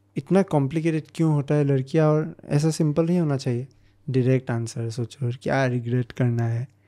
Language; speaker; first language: Hindi; non-native, local second language; Assamese